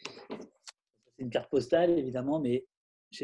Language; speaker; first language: French; native; French